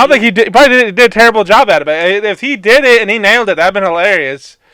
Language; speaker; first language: English; native; English